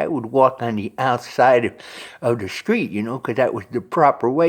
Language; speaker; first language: English; native; English